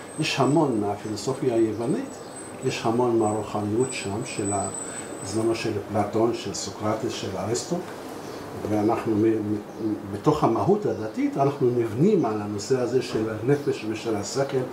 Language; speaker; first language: Hebrew; non-native, local second language; Arabic